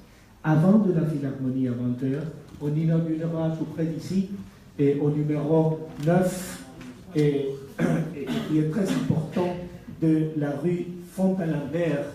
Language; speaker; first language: French; non-native, fluent; Spanish